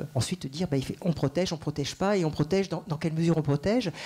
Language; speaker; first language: French; native; French